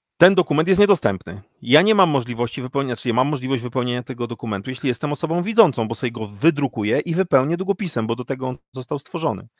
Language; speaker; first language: Polish; native; Polish